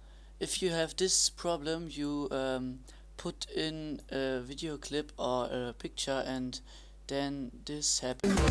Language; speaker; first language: English; non-native, learner; German